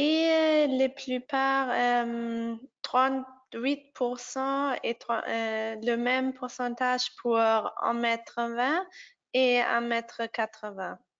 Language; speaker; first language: French; non-native, fluent; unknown